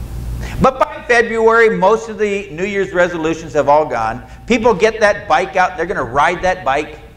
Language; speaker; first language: English; native; English